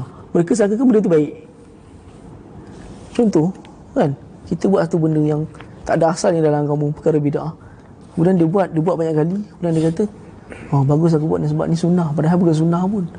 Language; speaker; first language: Malay; native; Malay